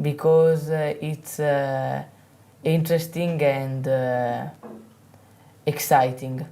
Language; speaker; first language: English; non-native, learner; Italian